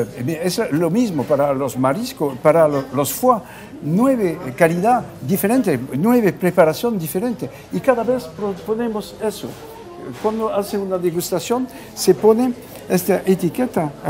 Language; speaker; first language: Spanish; non-native, fluent; French